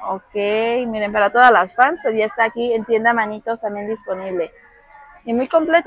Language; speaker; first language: Spanish; native; Spanish